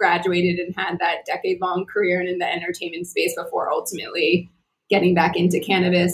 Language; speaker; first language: English; native; English